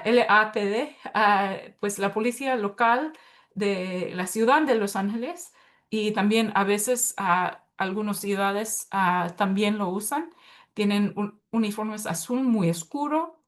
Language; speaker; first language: Spanish; early bilingual, heritage; Spanish